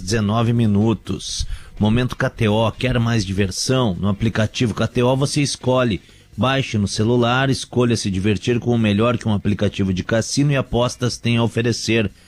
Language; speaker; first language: Portuguese; native; Portuguese